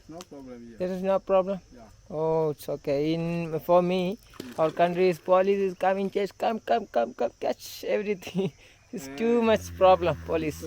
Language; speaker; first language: English; non-native, learner; Malayalam